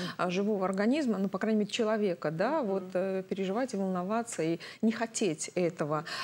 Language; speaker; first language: Russian; native; Russian